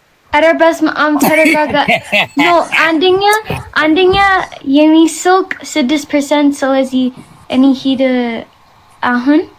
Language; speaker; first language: Amharic; early bilingual, heritage; Amharic